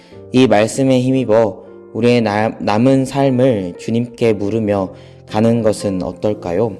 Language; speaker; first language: Korean; native; Korean